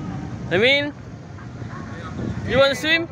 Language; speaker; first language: English; non-native, learner; Indonesian